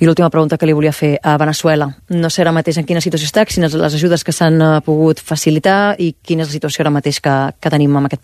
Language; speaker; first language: Catalan; native; Catalan